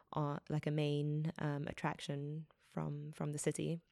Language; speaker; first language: English; native; English